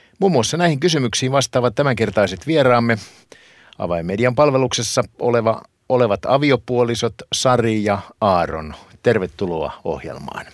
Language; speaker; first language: Finnish; native; Finnish